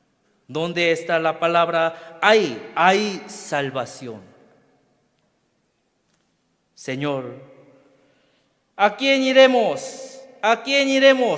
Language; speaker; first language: Spanish; non-native, fluent; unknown